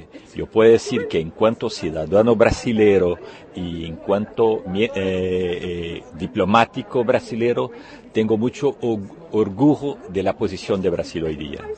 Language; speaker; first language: Spanish; non-native, fluent; Portuguese